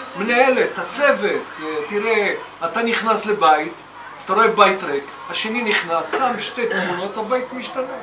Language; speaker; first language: Hebrew; native; Hebrew